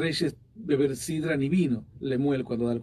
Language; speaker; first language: Spanish; native; Spanish